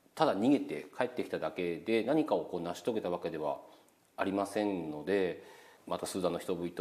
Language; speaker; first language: Japanese; native; Japanese